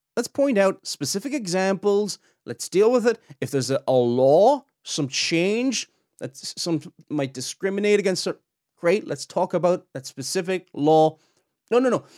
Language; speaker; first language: English; native; English